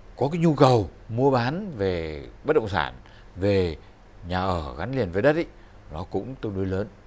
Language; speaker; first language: Vietnamese; native; Vietnamese